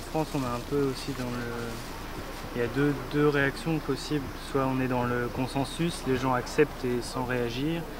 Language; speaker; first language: French; native; French